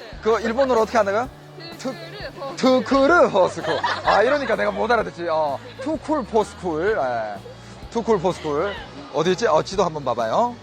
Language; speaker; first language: Korean; non-native, fluent; Chinese